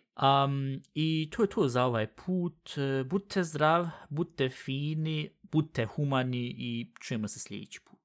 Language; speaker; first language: Bosnian; early bilingual, heritage; Bosnian